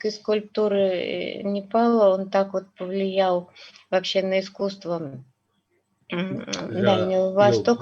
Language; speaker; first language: Russian; native; Russian